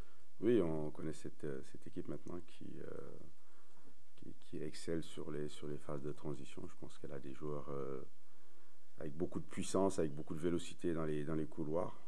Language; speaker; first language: French; native; French